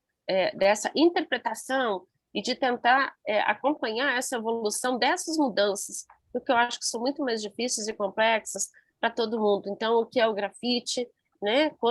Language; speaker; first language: Portuguese; non-native, learner; Spanish